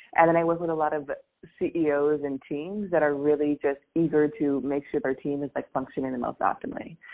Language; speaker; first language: English; native; English